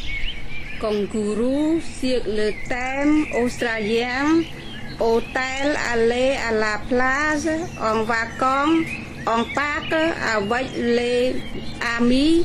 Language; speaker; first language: French; non-native, learner; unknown